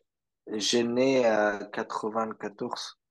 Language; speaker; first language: French; non-native, learner; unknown